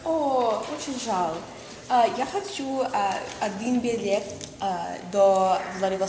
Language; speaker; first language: Russian; non-native, learner; English